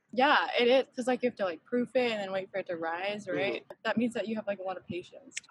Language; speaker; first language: English; native; English